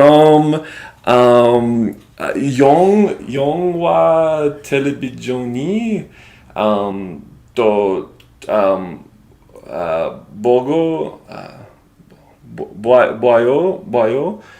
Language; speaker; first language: Korean; non-native, learner; English